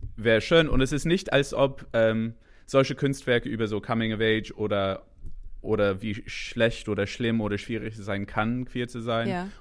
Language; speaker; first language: German; non-native, fluent; English